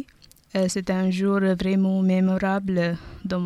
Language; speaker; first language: French; non-native, learner; Tamil